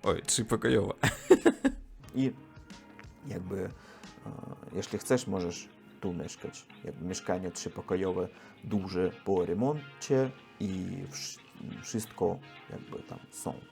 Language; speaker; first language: Polish; non-native, learner; Russian